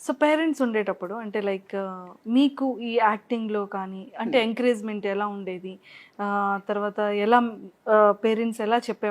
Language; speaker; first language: Telugu; native; Telugu